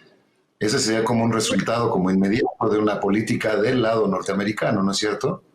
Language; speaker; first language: Spanish; native; Spanish